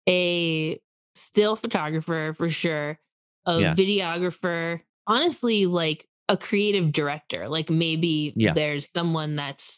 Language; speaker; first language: English; native; English